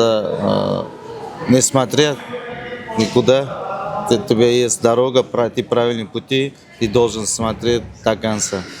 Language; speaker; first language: Russian; non-native, learner; Uzbek